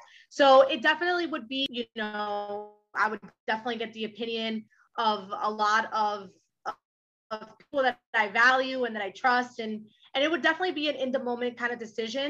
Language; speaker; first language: English; early bilingual, other home language; Spanish